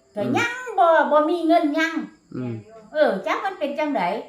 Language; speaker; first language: Thai; non-native, fluent; Vietnamese